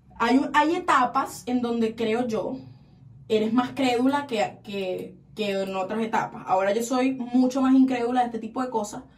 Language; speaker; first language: Spanish; native; Spanish